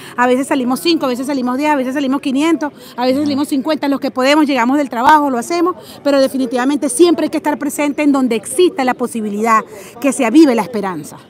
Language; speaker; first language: Spanish; native; Spanish